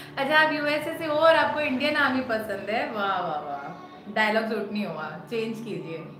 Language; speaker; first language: Hindi; native; Hindi